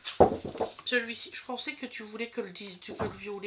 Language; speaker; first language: French; native; French